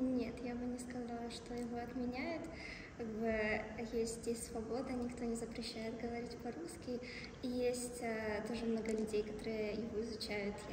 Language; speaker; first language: Russian; non-native, fluent; Polish